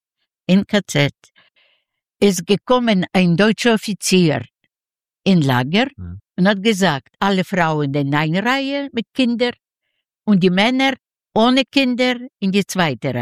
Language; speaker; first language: German; non-native, learner; Yiddish